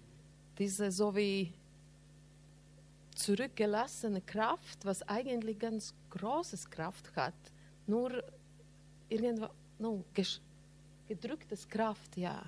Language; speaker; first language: German; non-native, learner; Latvian